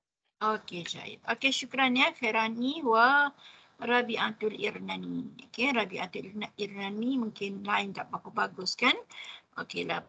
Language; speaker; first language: Arabic; non-native, fluent; Malay